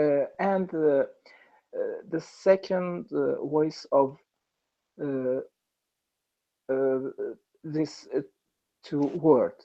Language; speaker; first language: English; non-native, learner; Persian